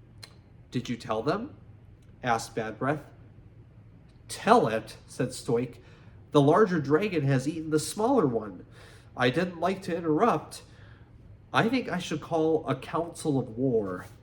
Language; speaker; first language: English; native; English